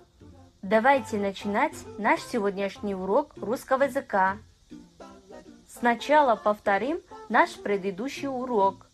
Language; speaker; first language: Russian; non-native, fluent; Kazakh